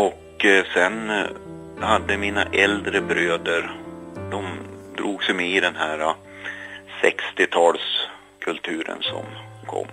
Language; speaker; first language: Swedish; native; Swedish